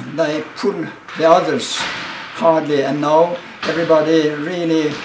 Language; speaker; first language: English; non-native, learner; French